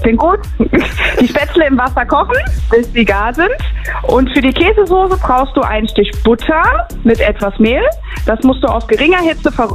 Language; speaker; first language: German; native; German